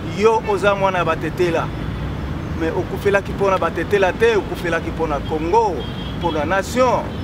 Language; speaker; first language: Lingala; non-native, local second language; Kongo